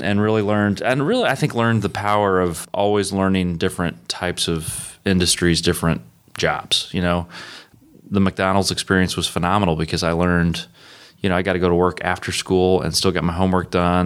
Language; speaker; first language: English; native; English